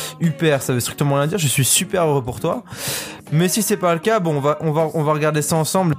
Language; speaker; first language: French; native; French